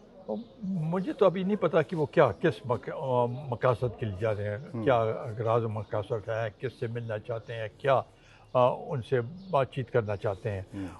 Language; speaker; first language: Urdu; non-native, local second language; Pashto